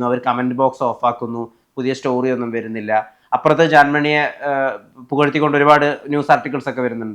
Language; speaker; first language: Malayalam; native; Malayalam